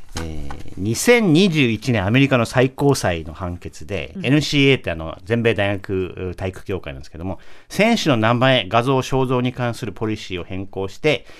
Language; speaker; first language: Japanese; native; Japanese